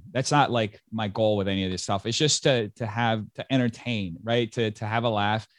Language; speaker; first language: English; early bilingual, other home language; Portuguese